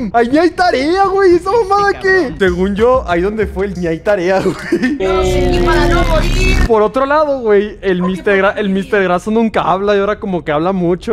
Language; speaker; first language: Spanish; native; Spanish